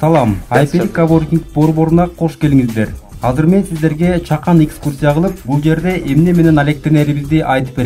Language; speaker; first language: Kyrgyz; native; Kyrgyz